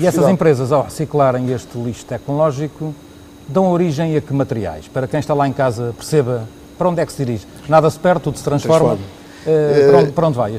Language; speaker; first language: Portuguese; native; Portuguese